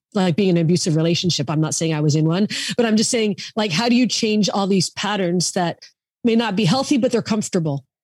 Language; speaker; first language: English; native; English